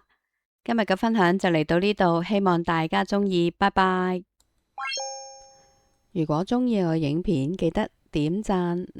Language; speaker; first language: Cantonese; native; Cantonese